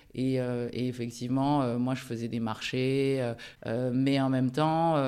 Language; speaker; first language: French; early bilingual, other home language; Japanese